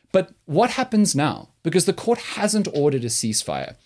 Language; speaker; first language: English; native; English